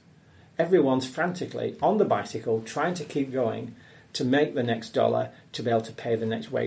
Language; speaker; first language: English; native; English